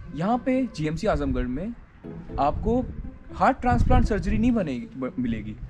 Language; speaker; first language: Hindi; native; Hindi